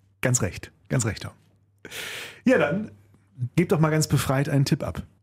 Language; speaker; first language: German; native; German